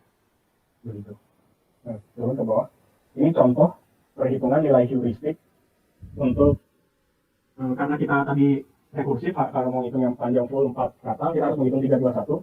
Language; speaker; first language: Indonesian; native; Indonesian